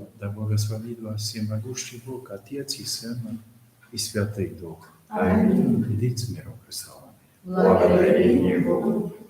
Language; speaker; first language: Russian; non-native, fluent; Polish